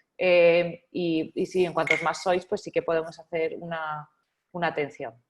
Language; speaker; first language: Spanish; native; Spanish